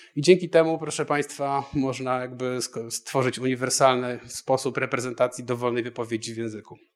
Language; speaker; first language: Polish; native; Polish